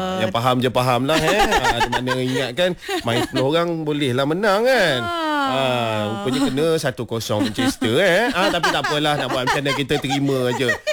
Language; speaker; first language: Malay; native; Malay